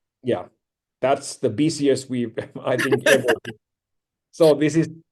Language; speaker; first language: English; non-native, fluent; Finnish